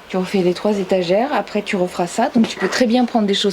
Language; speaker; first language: French; native; French